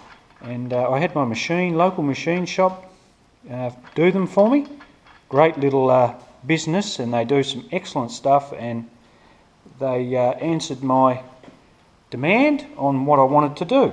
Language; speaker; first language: English; native; English